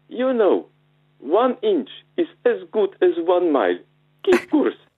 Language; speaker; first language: German; native; German